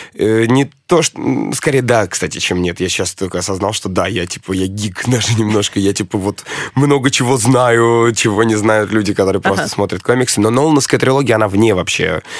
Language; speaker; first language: Russian; native; Russian